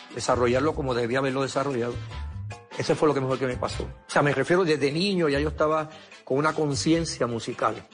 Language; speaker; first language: Spanish; native; Spanish